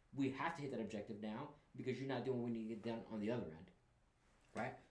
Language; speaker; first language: English; native; English